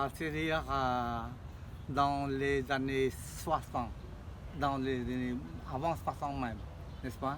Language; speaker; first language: French; non-native, fluent; Khmer